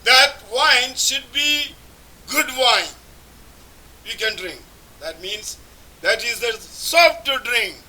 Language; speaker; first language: English; non-native, local second language; Malayalam